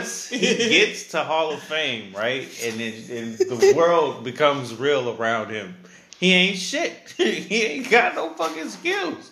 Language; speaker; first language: English; native; English